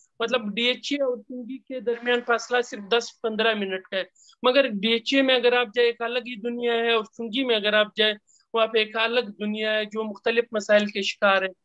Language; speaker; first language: Urdu; non-native, local second language; Pashto